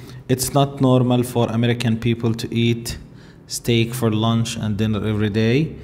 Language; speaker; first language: English; non-native, fluent; Arabic